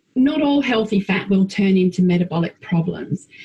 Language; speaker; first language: English; native; English